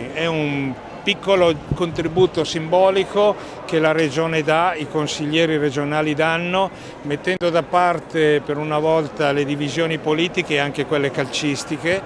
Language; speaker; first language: Italian; native; Italian